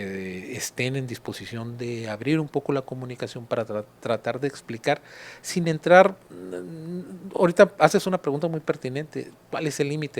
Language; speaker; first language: Spanish; native; Spanish